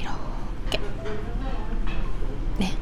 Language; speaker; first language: Korean; non-native, fluent; Japanese